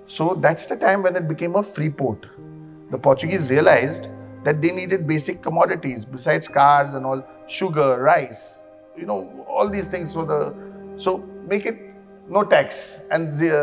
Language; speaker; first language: English; non-native, local second language; Konkani